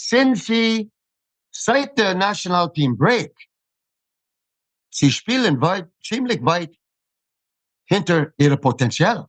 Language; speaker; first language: German; non-native, fluent; English